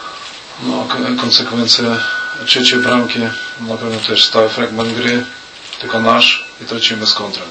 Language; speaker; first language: Polish; non-native, fluent; Russian